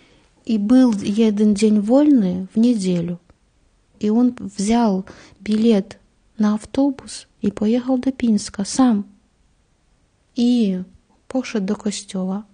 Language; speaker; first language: Polish; non-native, learner; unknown